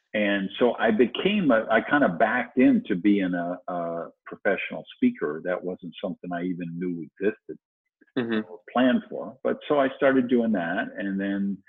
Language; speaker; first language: English; native; English